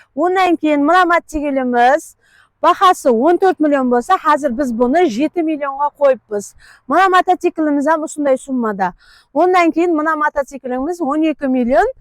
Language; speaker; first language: Uzbek; non-native, local second language; Kara-Kalpak